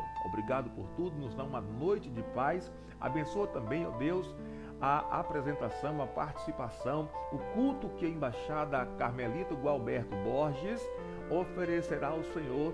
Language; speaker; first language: Portuguese; native; Portuguese